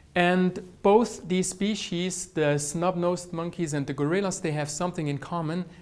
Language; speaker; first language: English; non-native, fluent; Swiss German